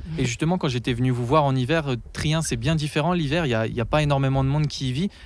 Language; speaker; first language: French; native; French